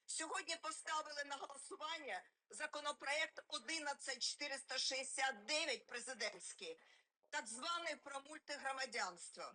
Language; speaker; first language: Ukrainian; non-native, local second language; Russian